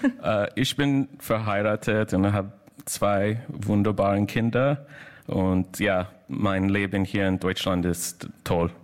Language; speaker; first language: German; non-native, fluent; English